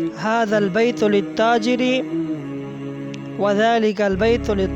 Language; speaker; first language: Arabic; non-native, fluent; Persian